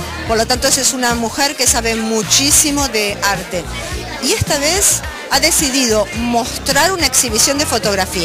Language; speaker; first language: Spanish; native; Spanish